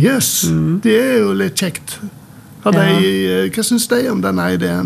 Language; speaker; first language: Norwegian; native; Norwegian